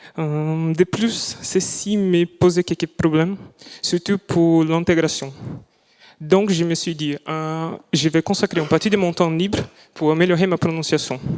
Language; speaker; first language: French; non-native, fluent; Portuguese